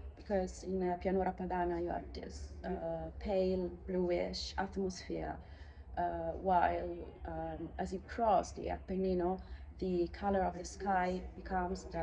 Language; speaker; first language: English; non-native, fluent; Italian